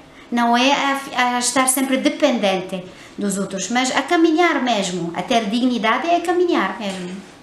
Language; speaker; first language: Portuguese; non-native, fluent; Arabic